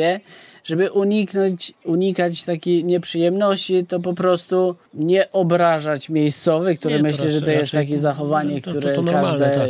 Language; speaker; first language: Polish; non-native, fluent; Albanian